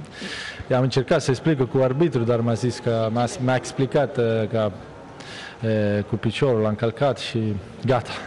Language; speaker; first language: Romanian; non-native, learner; Italian